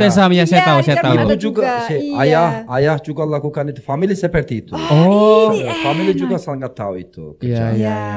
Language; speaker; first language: Indonesian; non-native, learner; Turkish